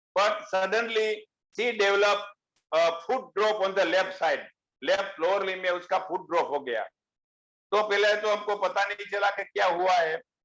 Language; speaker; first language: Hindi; non-native, local second language; Gujarati